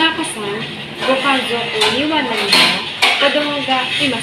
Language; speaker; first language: Japanese; non-native, learner; Filipino